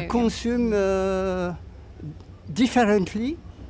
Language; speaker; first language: English; non-native, learner; French